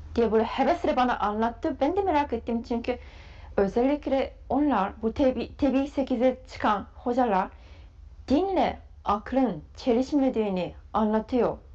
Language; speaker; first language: Turkish; non-native, fluent; Japanese